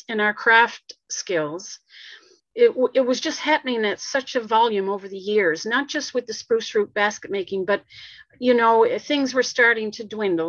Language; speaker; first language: English; native; English